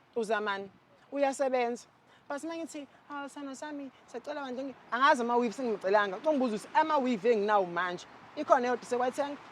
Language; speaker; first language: Zulu; non-native, local second language; Xhosa